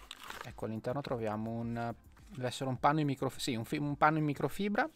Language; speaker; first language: Italian; native; Italian